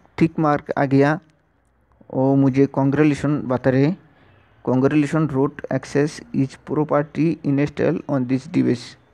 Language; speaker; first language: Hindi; non-native, learner; Bangla